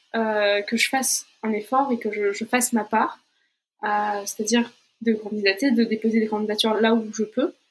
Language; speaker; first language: French; non-native, fluent; Portuguese